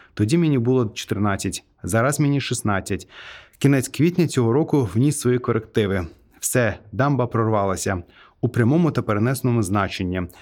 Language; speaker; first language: Ukrainian; non-native, fluent; Azerbaijani